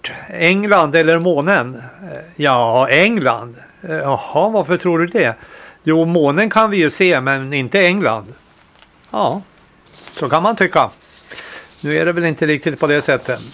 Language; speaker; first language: Swedish; native; Swedish